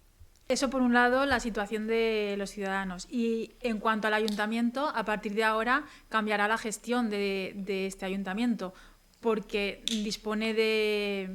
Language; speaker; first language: Spanish; native; Spanish